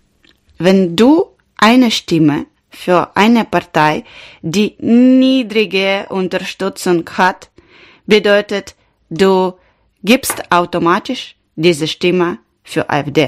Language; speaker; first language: German; non-native, learner; Ukrainian